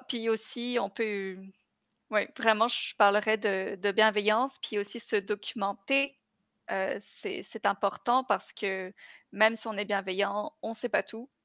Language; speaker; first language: French; native; French